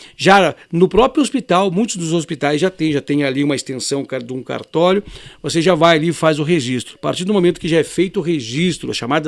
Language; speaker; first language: Portuguese; native; Portuguese